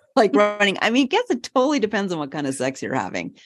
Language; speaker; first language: English; native; English